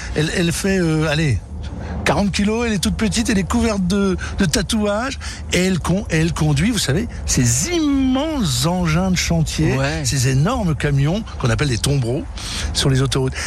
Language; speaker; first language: French; native; French